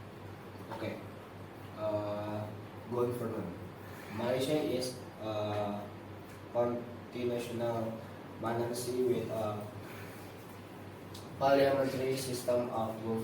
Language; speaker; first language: English; non-native, learner; Indonesian